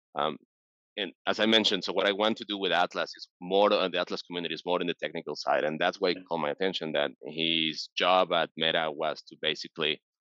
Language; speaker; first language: English; non-native, fluent; Spanish